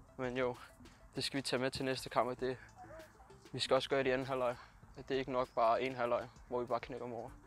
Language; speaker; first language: Danish; early bilingual, other home language; Punjabi